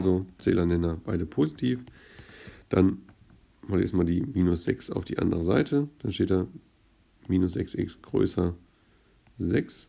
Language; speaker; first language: German; native; German